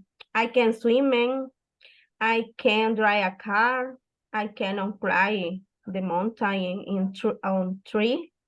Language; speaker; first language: English; non-native, learner; Spanish